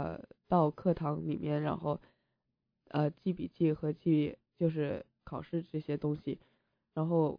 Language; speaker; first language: Chinese; early bilingual, heritage; Chinese